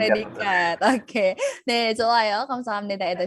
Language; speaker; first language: Korean; non-native, fluent; Indonesian